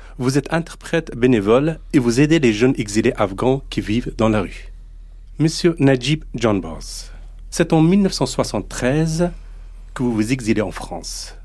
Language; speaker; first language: French; non-native, fluent; Persian